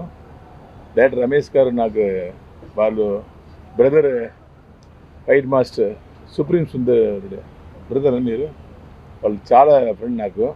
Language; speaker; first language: Telugu; non-native, learner; Tamil